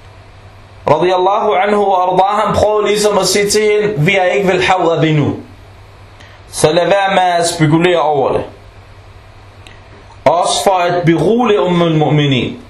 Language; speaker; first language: Danish; non-native, local second language; Arabic